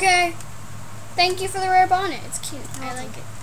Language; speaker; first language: English; native; English